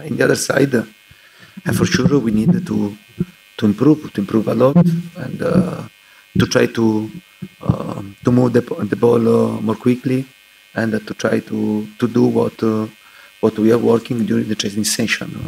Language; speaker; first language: English; non-native, learner; Italian